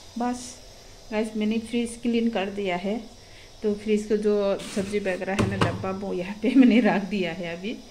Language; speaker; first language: Hindi; non-native, local second language; Kok Borok